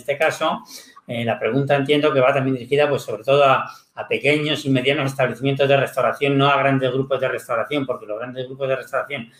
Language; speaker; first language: Spanish; native; Spanish